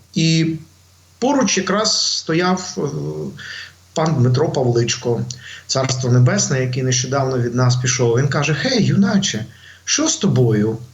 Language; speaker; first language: Ukrainian; non-native, local second language; Russian